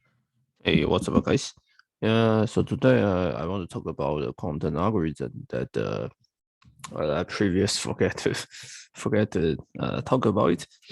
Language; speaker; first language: English; non-native, fluent; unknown